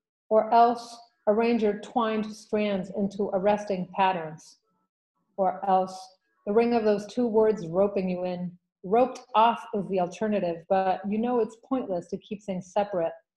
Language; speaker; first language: English; early bilingual, other home language; Spanish